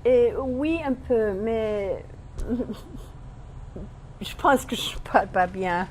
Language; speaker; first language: French; non-native, learner; English